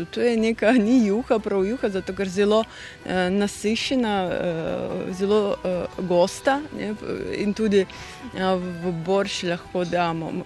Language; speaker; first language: Slovenian; non-native, fluent; Russian